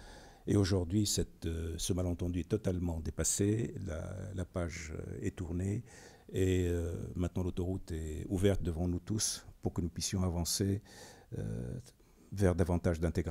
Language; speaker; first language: French; non-native, local second language; Arabic